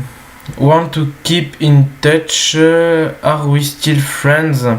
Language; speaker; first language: English; non-native, learner; French